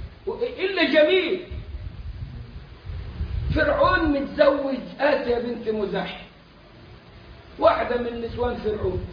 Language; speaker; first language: Arabic; native; Arabic